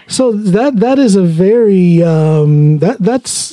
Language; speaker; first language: English; native; English